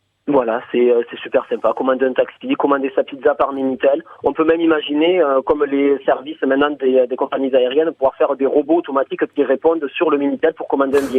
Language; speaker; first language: French; native; French